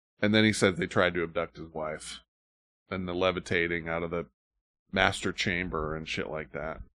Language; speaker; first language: English; native; English